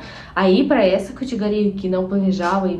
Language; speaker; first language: Portuguese; non-native, fluent; Russian